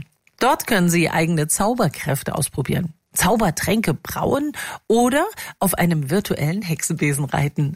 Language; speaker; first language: German; native; German